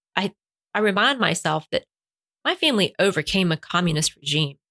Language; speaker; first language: English; non-native, fluent; Spanish